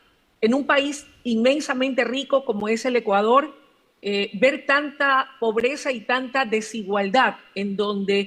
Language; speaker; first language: Spanish; native; Spanish